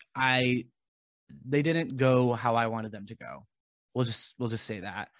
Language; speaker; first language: English; native; English